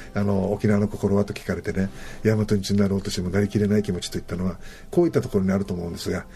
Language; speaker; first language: Japanese; native; Japanese